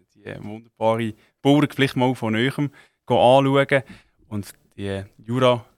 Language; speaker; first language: German; native; German